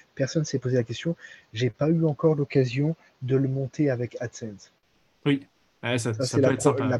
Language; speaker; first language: French; native; French